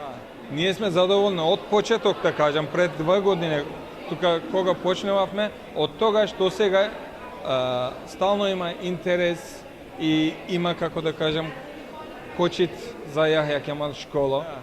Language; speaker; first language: Macedonian; non-native, fluent; Turkish